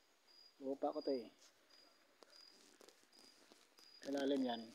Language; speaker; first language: Filipino; native; Filipino